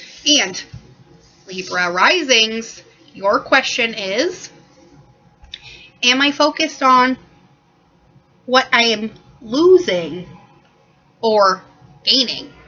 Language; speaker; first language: English; native; English